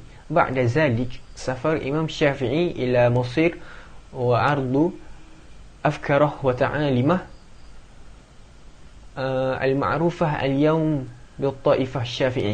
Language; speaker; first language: Arabic; non-native, learner; Malay